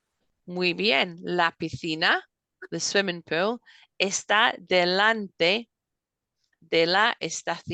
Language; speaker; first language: Spanish; non-native, fluent; English